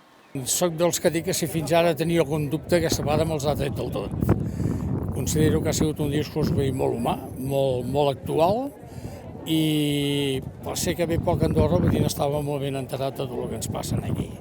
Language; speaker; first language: Catalan; native; Catalan